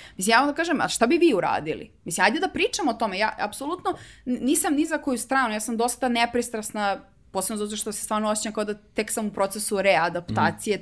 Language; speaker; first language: Serbian; native; Serbian